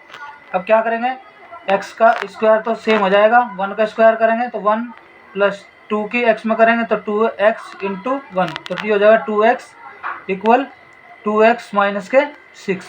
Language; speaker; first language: Hindi; native; Hindi